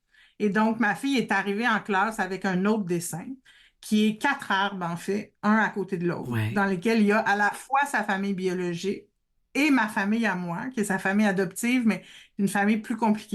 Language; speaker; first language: French; native; French